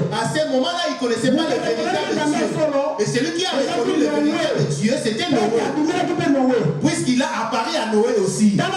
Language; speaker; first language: French; non-native, local second language; Lingala